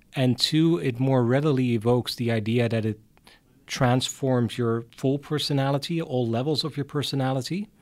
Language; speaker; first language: English; non-native, fluent; Dutch